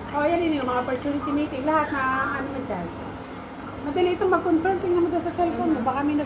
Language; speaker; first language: Filipino; native; Filipino